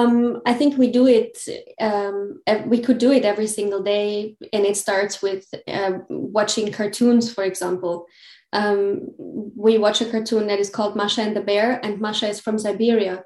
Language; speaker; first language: English; non-native, fluent; German